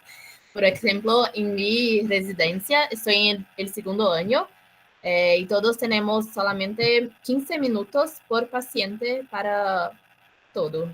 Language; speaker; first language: Spanish; non-native, learner; Portuguese